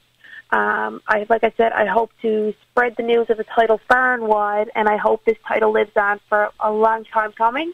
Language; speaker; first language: English; native; English